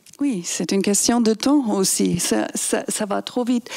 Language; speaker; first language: French; non-native, fluent; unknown